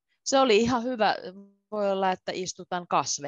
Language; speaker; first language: Finnish; native; Finnish